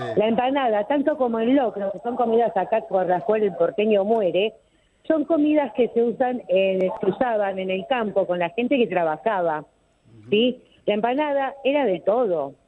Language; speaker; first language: Spanish; native; Spanish